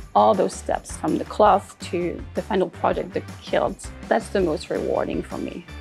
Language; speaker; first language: English; non-native, fluent; French